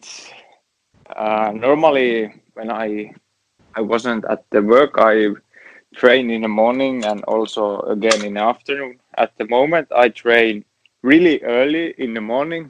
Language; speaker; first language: English; non-native, learner; Finnish